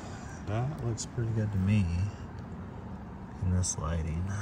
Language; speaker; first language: English; native; English